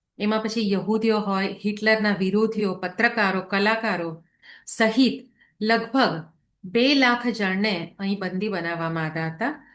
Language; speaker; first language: Gujarati; native; Gujarati